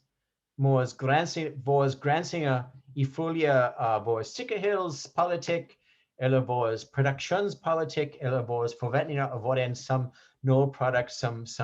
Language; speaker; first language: Danish; non-native, fluent; English